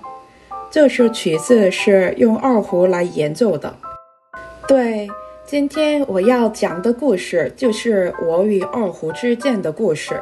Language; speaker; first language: Chinese; non-native, fluent; Korean